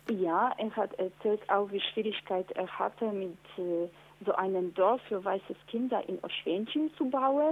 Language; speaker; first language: German; non-native, fluent; Polish